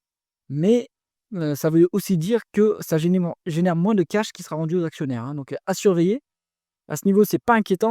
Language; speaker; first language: French; native; French